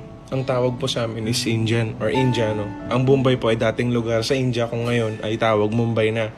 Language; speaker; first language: Filipino; non-native, fluent; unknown